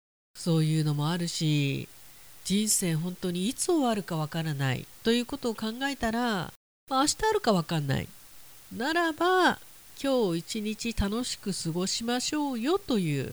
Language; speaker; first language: Japanese; native; Japanese